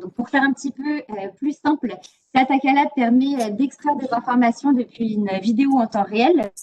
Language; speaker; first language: French; native; French